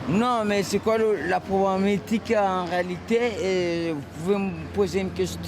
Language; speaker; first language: French; non-native, local second language; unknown